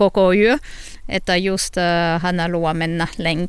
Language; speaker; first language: Finnish; non-native, learner; French